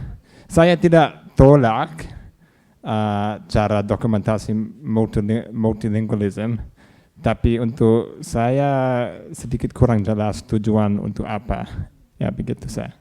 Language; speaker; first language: Indonesian; non-native, learner; English